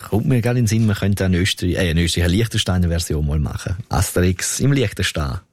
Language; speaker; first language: German; native; German